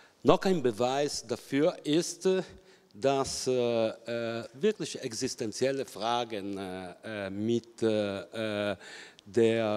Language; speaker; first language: German; non-native, fluent; Italian